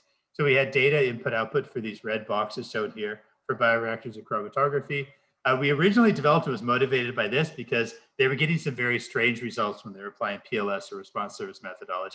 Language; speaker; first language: English; native; English